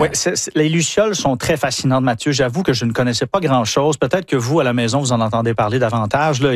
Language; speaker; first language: French; native; French